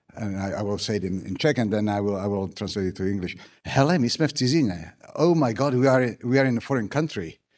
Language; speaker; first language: English; non-native, fluent; Slovak